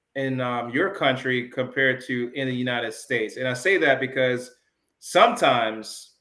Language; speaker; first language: English; early bilingual, other home language; Jamaican Creole English